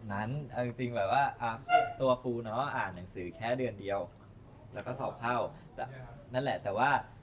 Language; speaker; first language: Thai; native; Thai